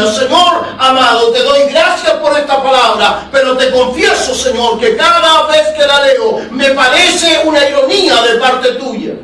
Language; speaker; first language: Spanish; native; Spanish